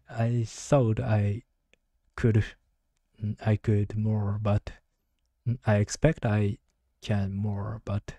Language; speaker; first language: English; non-native, learner; Japanese